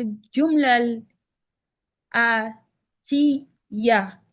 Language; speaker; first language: Arabic; non-native, learner; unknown